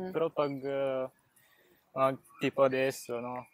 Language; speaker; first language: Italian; early bilingual, other home language; Filipino